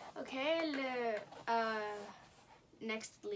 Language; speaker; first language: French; non-native, local second language; English